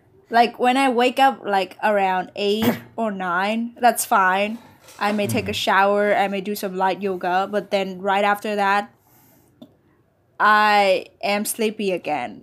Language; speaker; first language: English; non-native, fluent; Vietnamese